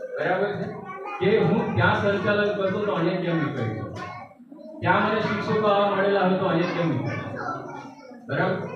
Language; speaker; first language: Gujarati; non-native, local second language; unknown